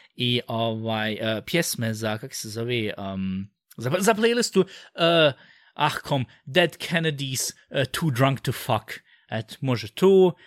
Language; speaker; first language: Bosnian; early bilingual, heritage; Bosnian